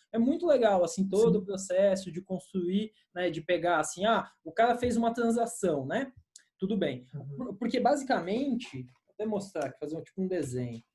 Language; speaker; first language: Portuguese; native; Portuguese